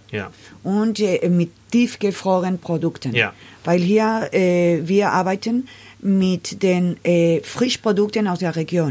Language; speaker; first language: German; non-native, learner; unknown